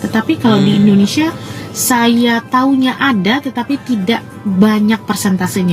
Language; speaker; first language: Indonesian; non-native, local second language; Tamil